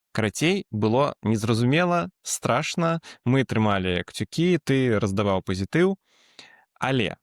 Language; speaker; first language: Belarusian; non-native, local second language; Russian